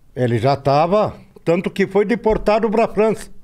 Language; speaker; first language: Portuguese; non-native, fluent; Arabic